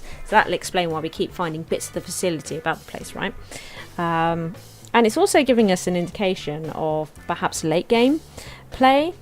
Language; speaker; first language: English; native; English